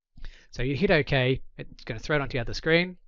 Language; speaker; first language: English; native; English